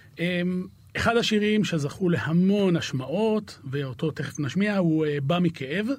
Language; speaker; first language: Hebrew; native; Hebrew